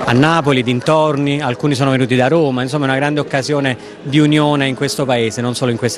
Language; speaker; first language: Italian; native; Italian